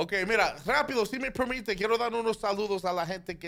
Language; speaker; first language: Spanish; early bilingual, other home language; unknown